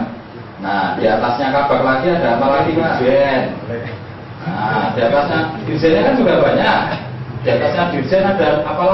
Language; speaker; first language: Indonesian; native; Indonesian